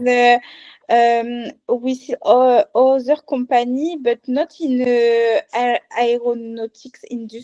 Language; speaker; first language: English; non-native, learner; French